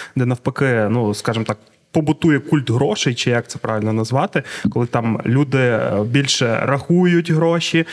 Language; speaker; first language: Ukrainian; native; Ukrainian